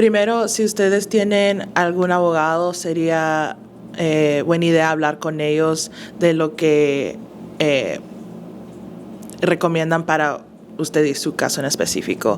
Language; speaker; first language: Spanish; early bilingual, other home language; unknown